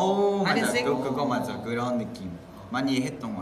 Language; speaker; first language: Korean; non-native, fluent; Vietnamese